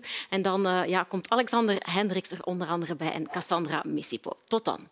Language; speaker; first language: Dutch; native; Dutch